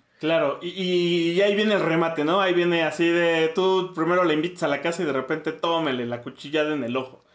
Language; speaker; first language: Spanish; native; Spanish